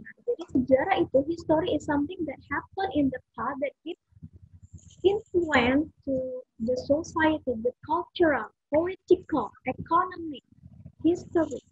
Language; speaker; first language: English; non-native, fluent; Indonesian